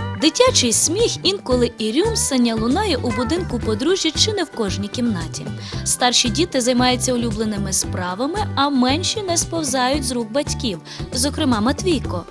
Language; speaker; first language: Ukrainian; native; Ukrainian